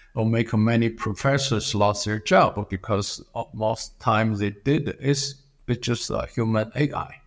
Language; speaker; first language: English; non-native, fluent; Chinese